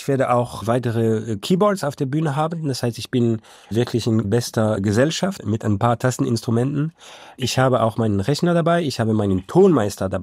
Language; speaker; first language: German; non-native, local second language; Luxembourgish